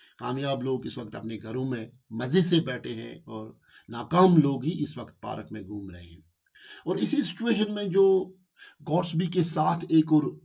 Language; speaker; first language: Urdu; non-native, local second language; Kashmiri